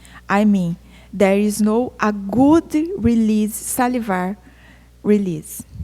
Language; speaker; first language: English; non-native, fluent; Portuguese